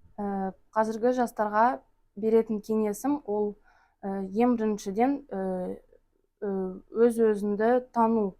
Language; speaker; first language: Kazakh; non-native, local second language; Russian